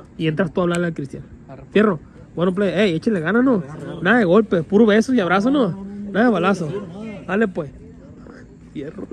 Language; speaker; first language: Spanish; native; Spanish